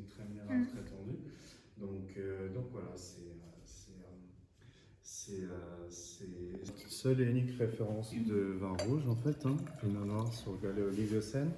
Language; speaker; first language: French; native; French